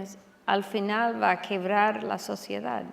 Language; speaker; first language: Spanish; non-native, fluent; English